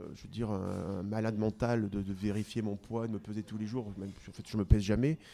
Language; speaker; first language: French; native; French